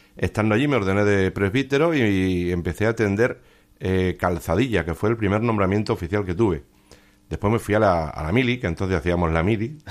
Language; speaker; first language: Spanish; native; Spanish